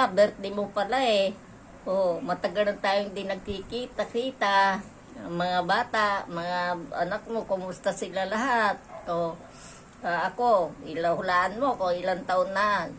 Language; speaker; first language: Filipino; native; Filipino